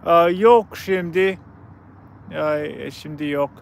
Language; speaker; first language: Turkish; non-native, learner; English